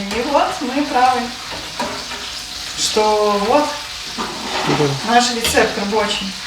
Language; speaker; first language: Russian; native; Russian